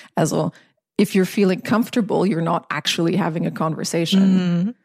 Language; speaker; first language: German; non-native, fluent; English